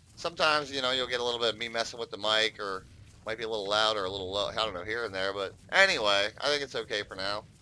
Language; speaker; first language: English; native; English